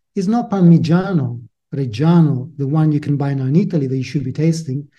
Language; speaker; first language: English; non-native, fluent; Italian